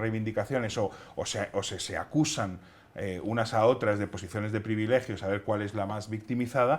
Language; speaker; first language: Spanish; native; Spanish